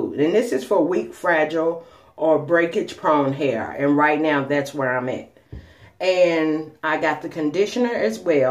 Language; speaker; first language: English; native; English